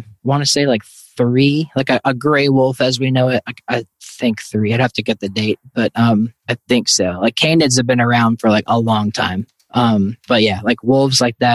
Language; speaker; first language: English; native; English